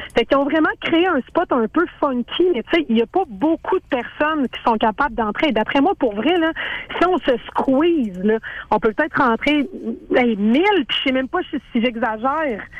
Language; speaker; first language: French; native; French